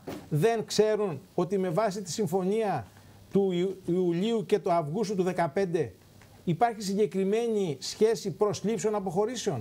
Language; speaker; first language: Greek; native; Greek